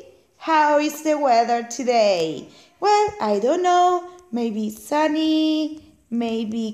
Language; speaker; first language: English; non-native, fluent; Spanish